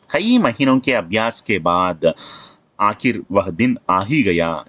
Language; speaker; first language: Hindi; non-native, local second language; Telugu